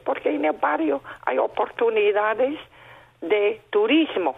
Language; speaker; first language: Spanish; non-native, fluent; Chinese